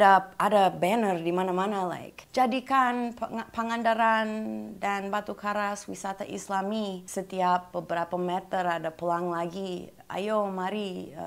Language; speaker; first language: Indonesian; non-native, fluent; English